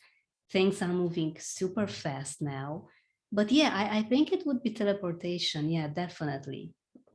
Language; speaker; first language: English; non-native, fluent; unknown